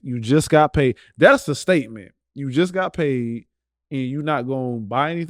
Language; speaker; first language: English; native; English